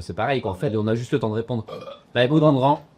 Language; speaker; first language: French; native; French